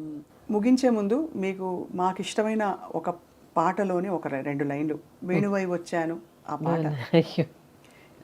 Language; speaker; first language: Telugu; native; Telugu